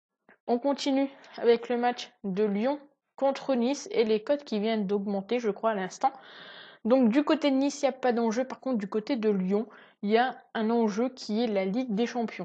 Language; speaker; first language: French; native; French